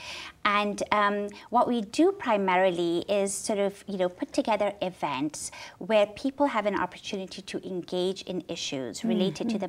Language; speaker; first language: English; non-native, local second language; Urdu